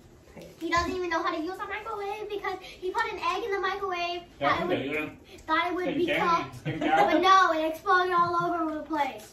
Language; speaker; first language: English; early bilingual, other home language; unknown